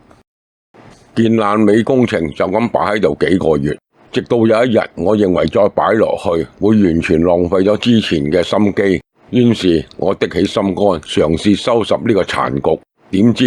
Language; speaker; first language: Cantonese; native; Cantonese